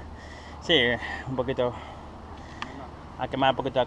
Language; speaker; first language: Spanish; native; Spanish